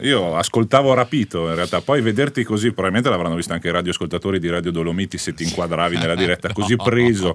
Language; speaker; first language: Italian; native; Italian